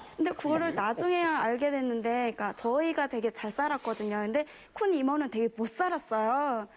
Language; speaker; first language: Korean; native; Korean